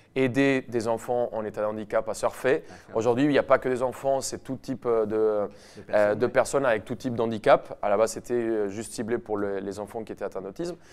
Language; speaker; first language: French; non-native, fluent; Spanish